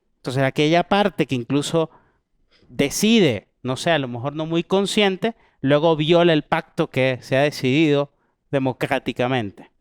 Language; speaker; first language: Spanish; native; Spanish